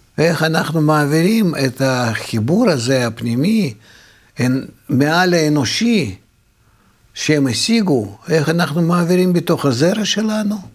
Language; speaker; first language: Hebrew; non-native, fluent; Russian